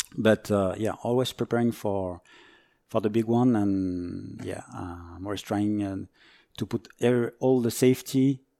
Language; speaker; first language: English; non-native, fluent; French